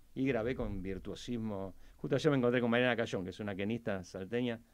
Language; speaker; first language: Spanish; native; Spanish